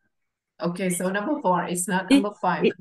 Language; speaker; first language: English; non-native, fluent; Vietnamese